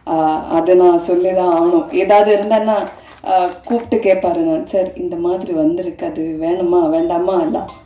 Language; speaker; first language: Tamil; non-native, fluent; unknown